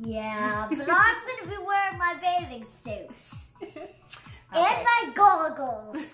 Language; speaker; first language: English; native; English